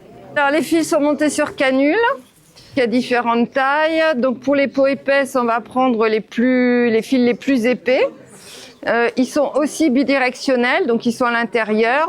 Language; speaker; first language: French; native; French